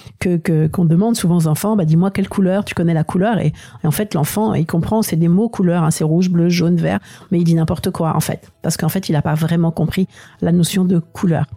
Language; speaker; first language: French; native; French